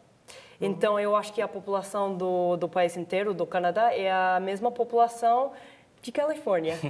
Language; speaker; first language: Portuguese; non-native, fluent; English